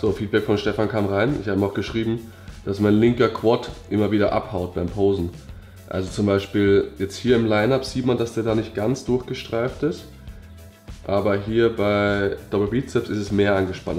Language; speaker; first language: German; native; German